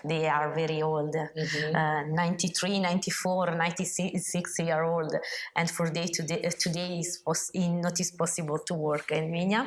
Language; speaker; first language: English; non-native, learner; Italian